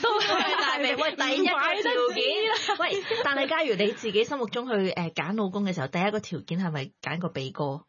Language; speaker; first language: Cantonese; native; Cantonese